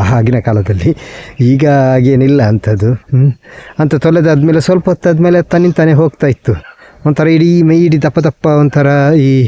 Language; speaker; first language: Kannada; non-native, local second language; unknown